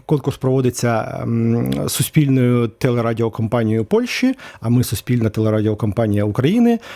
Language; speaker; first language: Ukrainian; native; Ukrainian